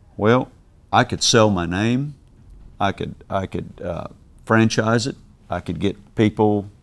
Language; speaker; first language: English; native; English